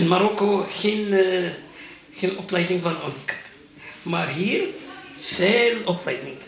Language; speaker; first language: Dutch; non-native, learner; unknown